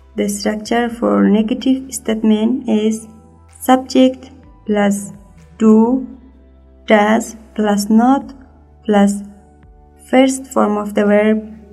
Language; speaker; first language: English; non-native, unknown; Persian